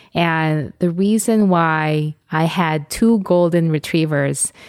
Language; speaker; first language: English; non-native, local second language; Filipino